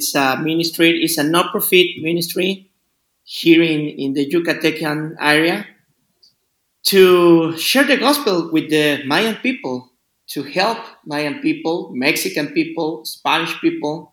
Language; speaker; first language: English; non-native, learner; Spanish